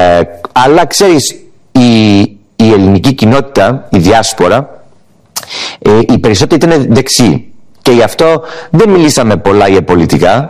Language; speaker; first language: Greek; early bilingual, heritage; English